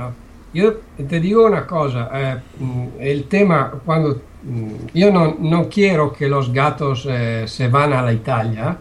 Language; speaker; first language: Spanish; non-native, learner; Italian